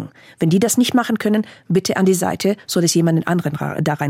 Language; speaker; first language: German; non-native, fluent; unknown